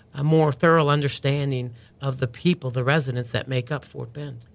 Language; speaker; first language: English; native; English